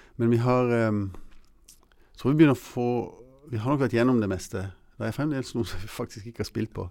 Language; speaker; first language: Norwegian; early bilingual, other home language; English